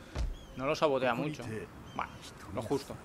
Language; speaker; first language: Spanish; native; Spanish